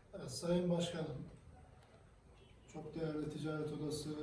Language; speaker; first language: Turkish; native; Turkish